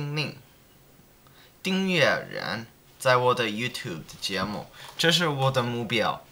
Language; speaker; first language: Chinese; non-native, learner; English